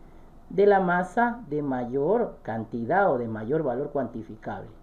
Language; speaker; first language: Spanish; native; Spanish